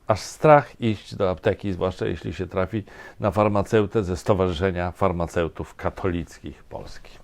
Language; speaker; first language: Polish; native; Polish